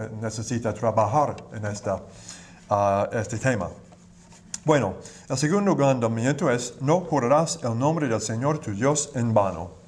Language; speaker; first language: Spanish; non-native, learner; English